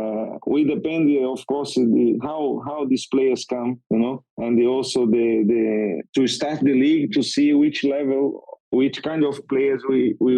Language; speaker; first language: English; non-native, learner; Portuguese